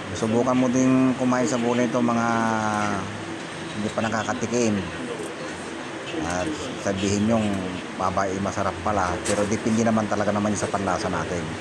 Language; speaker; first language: Filipino; non-native, local second language; Iloko